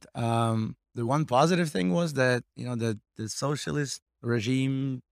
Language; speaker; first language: English; non-native, fluent; Slovak